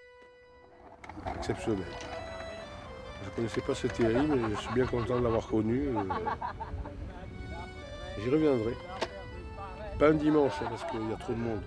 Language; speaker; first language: French; early bilingual, other home language; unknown